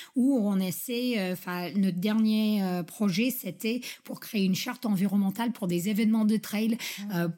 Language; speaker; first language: French; non-native, fluent; English